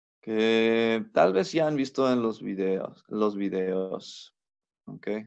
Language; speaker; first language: Spanish; non-native, fluent; English